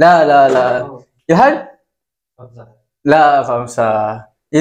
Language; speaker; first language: Arabic; non-native, learner; Malay